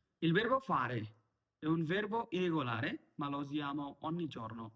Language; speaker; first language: Italian; non-native, learner; Bangla